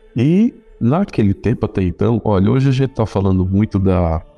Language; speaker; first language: Portuguese; native; Portuguese